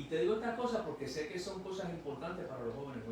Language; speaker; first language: Spanish; native; Spanish